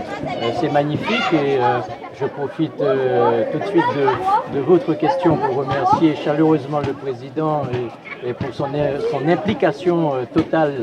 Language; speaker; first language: French; native; French